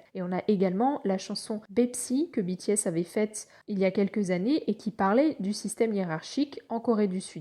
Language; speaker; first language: French; native; French